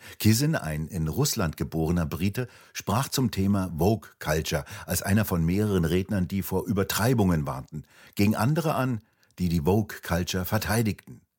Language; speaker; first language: German; native; German